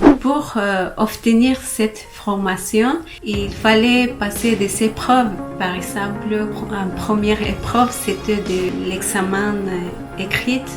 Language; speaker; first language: French; non-native, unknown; Spanish